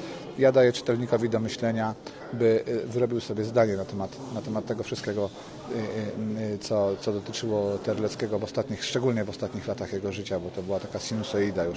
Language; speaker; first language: Polish; native; Polish